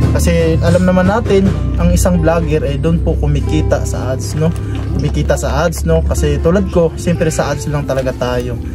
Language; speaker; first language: Filipino; non-native, local second language; Cebuano